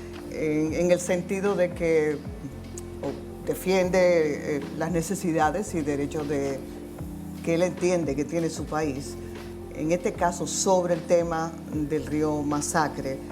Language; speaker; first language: Spanish; native; Spanish